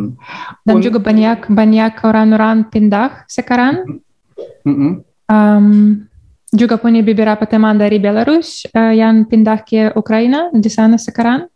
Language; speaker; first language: Indonesian; non-native, learner; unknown